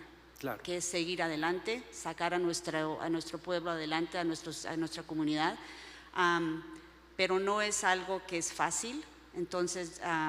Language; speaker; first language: Spanish; early bilingual, other home language; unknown